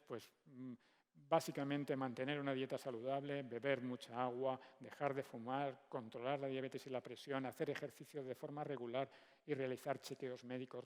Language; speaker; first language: Spanish; native; Spanish